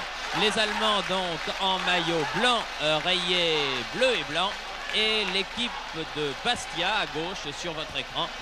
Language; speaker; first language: French; native; French